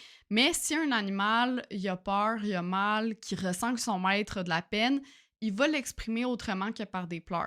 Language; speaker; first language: French; native; French